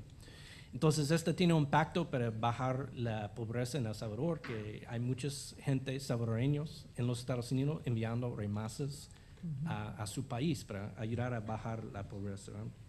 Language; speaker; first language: Spanish; non-native, fluent; English